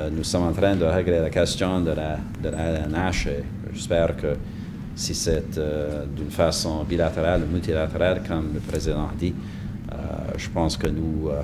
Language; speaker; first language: French; non-native, fluent; English